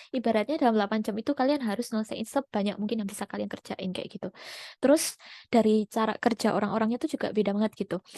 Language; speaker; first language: Indonesian; native; Indonesian